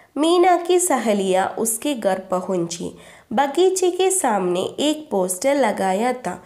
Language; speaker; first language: Hindi; non-native, local second language; Malayalam